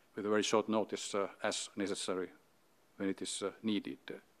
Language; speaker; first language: English; non-native, fluent; Finnish